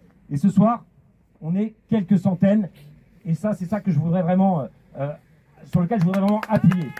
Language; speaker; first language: French; native; French